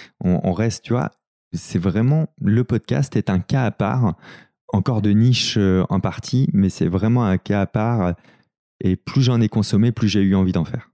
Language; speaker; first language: French; native; French